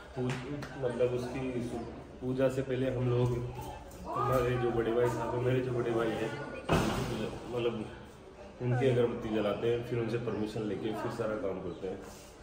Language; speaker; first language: Hindi; native; Hindi